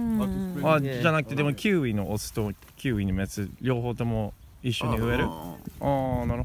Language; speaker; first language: Japanese; non-native, fluent; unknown